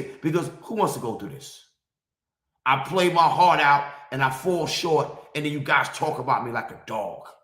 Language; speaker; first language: English; native; English